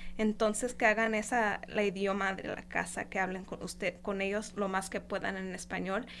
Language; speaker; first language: Spanish; non-native, fluent; English